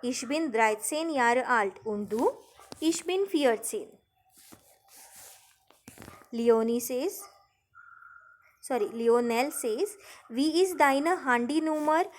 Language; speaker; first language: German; non-native, fluent; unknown